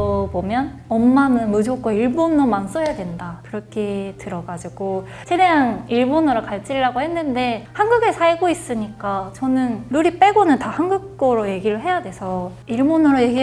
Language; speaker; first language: Korean; non-native, fluent; Japanese